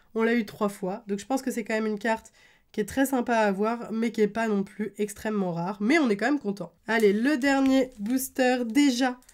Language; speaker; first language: French; native; French